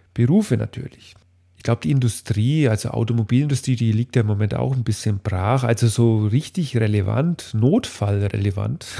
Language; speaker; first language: German; native; German